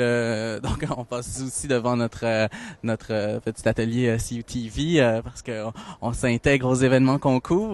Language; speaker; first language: French; native; French